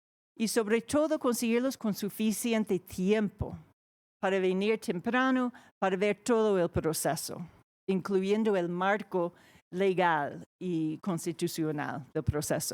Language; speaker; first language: Spanish; non-native, fluent; English